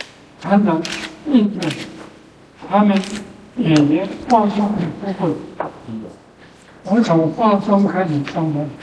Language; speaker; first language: Chinese; non-native, local second language; Min Nan Chinese